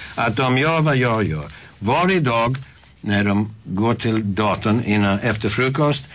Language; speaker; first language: Swedish; non-native, fluent; English